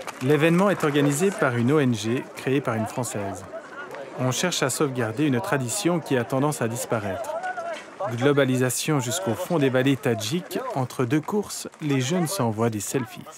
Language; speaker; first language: French; native; French